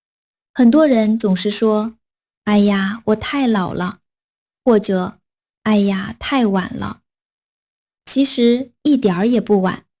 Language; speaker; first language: Chinese; non-native, fluent; Vietnamese